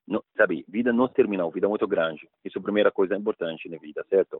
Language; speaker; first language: Portuguese; non-native, learner; Arabic